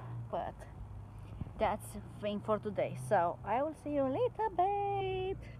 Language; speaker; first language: English; non-native, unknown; Romanian